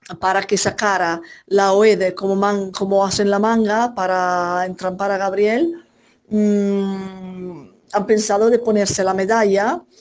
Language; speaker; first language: Spanish; non-native, fluent; Italian